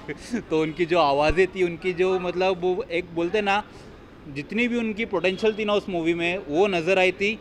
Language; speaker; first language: Hindi; native; Hindi